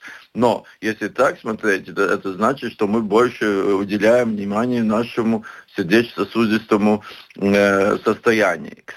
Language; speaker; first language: Russian; non-native, local second language; Latvian